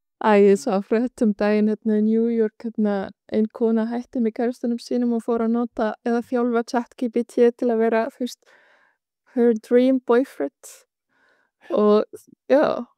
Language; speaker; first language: Icelandic; non-native, fluent; Arabic